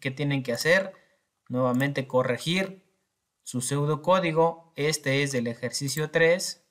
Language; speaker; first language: Spanish; native; Spanish